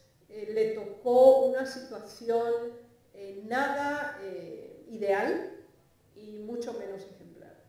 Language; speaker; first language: Spanish; native; Spanish